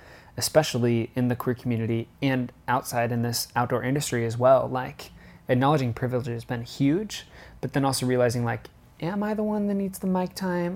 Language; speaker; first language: English; native; English